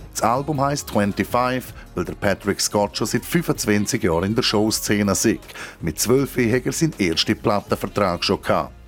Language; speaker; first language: German; native; German